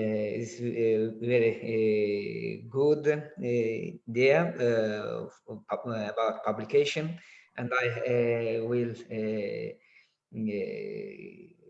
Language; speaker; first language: English; non-native, learner; Azerbaijani